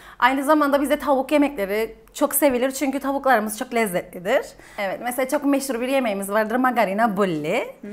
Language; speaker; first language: Turkish; native; Turkish